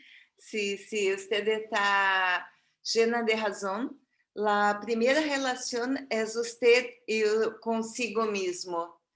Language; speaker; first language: Spanish; non-native, fluent; Portuguese